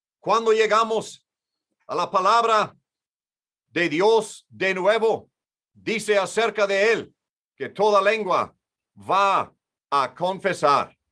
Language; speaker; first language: Spanish; non-native, fluent; English